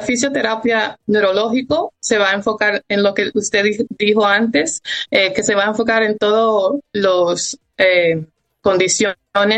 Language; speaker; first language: Spanish; early bilingual, heritage; Spanish